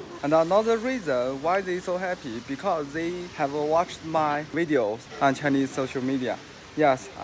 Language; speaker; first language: English; non-native, learner; Chinese